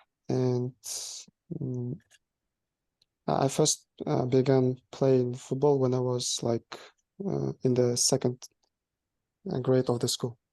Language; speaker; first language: English; non-native, learner; Kazakh